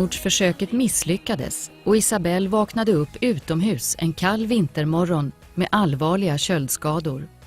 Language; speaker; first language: Swedish; native; Swedish